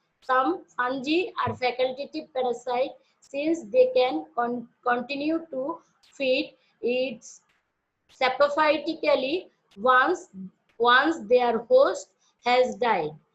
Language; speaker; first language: English; non-native, local second language; Bangla